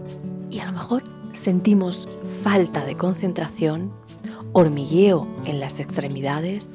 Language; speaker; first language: Spanish; native; Spanish